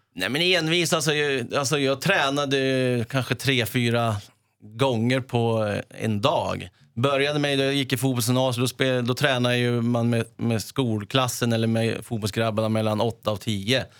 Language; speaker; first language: Swedish; native; Swedish